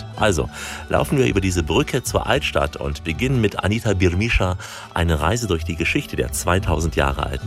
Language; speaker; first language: German; native; German